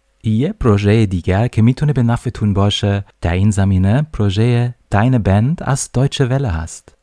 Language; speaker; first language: Persian; non-native, fluent; German